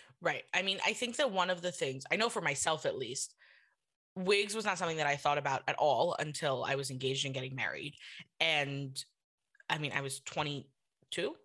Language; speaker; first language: English; native; English